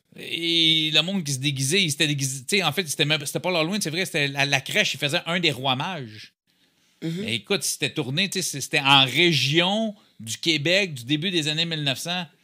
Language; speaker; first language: French; native; French